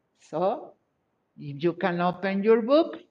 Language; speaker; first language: English; non-native, fluent; Spanish